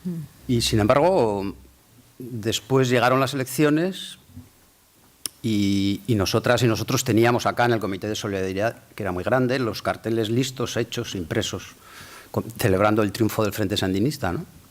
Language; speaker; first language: Spanish; native; Spanish